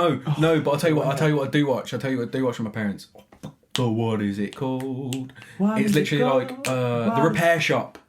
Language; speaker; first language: English; native; English